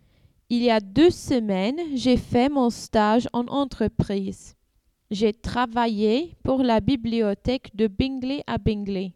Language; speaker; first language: French; non-native, learner; English